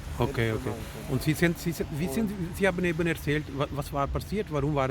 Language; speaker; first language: German; non-native, learner; Urdu